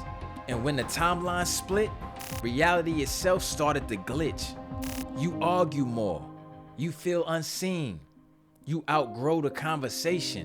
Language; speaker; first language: English; native; English